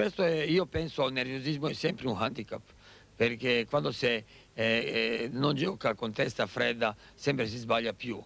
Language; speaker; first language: Italian; non-native, fluent; Serbian